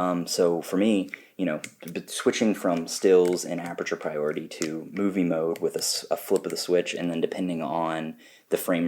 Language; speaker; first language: English; native; English